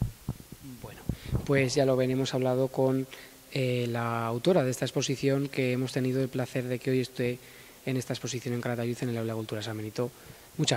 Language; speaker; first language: Spanish; native; Spanish